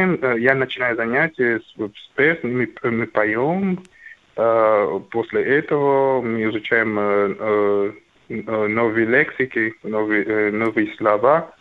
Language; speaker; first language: Russian; non-native, learner; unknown